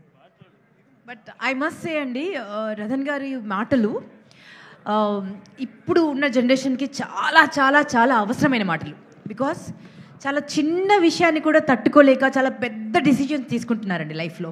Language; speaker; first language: Telugu; native; Telugu